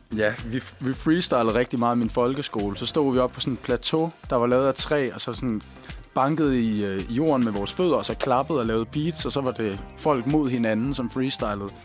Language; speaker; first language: Danish; native; Danish